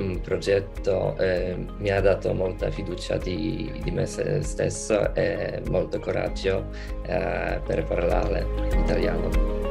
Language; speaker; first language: Italian; non-native, fluent; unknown